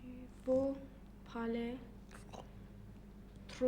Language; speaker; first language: French; non-native, learner; English